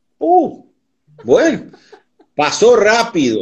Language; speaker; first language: Portuguese; non-native, learner; Spanish